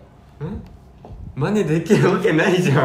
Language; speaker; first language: Japanese; non-native, fluent; Korean